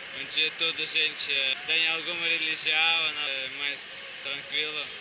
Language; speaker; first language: Portuguese; non-native, learner; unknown